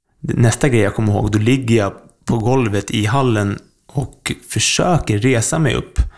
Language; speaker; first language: Swedish; native; Swedish